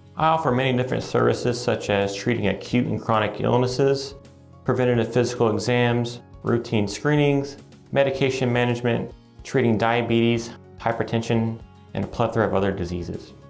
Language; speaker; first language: English; native; English